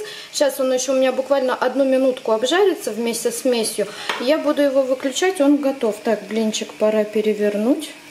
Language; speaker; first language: Russian; native; Russian